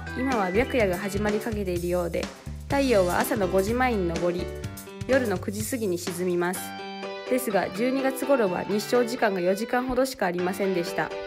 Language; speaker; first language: Japanese; native; Japanese